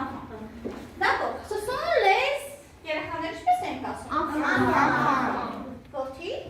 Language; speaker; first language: French; non-native, fluent; Armenian